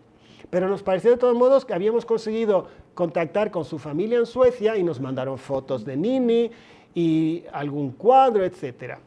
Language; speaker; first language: Spanish; non-native, fluent; Swedish